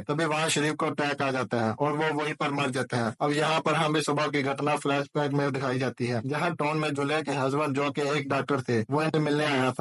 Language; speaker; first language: Hindi; native; Hindi